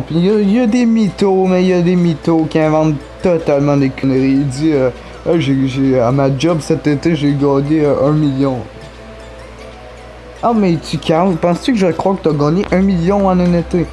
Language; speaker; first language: French; native; French